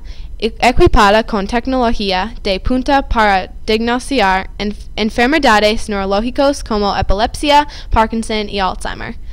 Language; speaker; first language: Spanish; non-native, learner; English